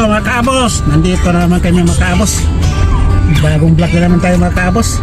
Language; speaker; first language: Filipino; non-native, local second language; Cebuano